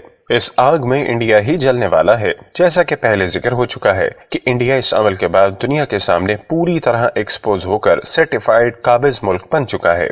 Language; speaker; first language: Urdu; native; Urdu